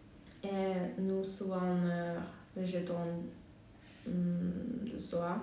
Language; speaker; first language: French; non-native, learner; Hungarian